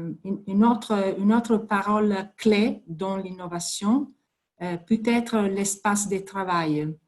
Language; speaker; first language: French; non-native, fluent; Italian